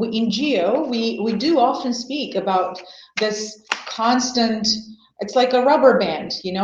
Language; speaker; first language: English; non-native, fluent; Armenian